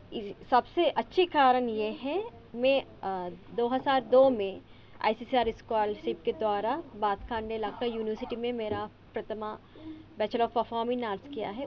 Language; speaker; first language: Hindi; non-native, fluent; Sinhala